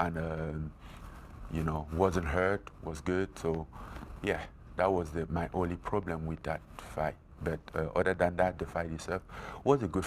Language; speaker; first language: English; non-native, fluent; French